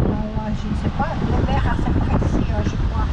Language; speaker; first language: French; non-native, fluent; Portuguese